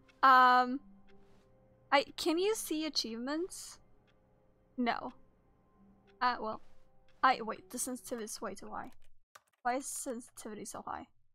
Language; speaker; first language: English; non-native, fluent; Swedish